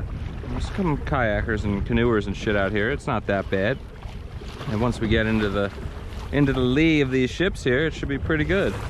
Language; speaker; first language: English; native; English